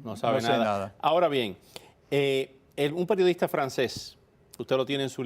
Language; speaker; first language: Spanish; native; Spanish